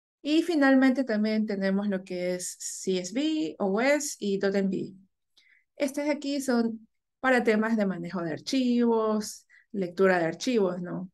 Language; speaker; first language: Spanish; native; Spanish